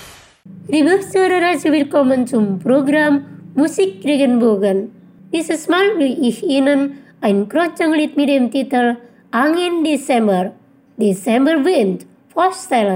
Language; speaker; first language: German; non-native, fluent; Indonesian